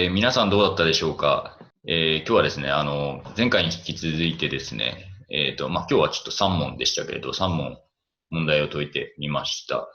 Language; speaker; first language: Japanese; native; Japanese